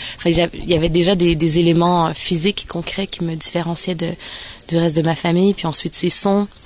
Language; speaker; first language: French; native; French